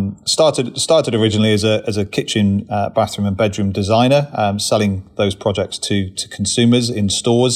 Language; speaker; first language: English; native; English